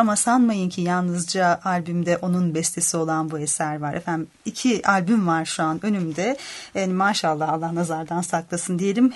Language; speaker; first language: Turkish; native; Turkish